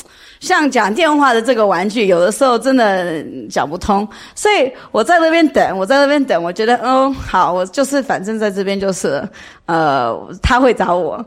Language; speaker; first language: Chinese; early bilingual, heritage; English